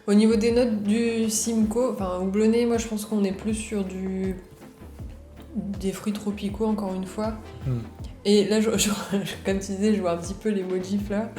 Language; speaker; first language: French; native; French